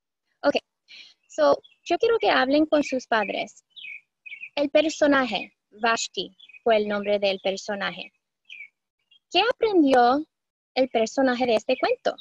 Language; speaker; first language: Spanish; early bilingual, heritage; Spanish